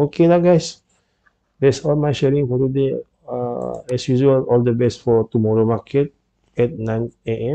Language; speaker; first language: English; non-native, local second language; Malay